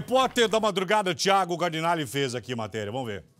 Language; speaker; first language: Portuguese; native; Portuguese